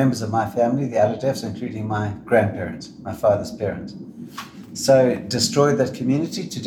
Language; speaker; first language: English; native; English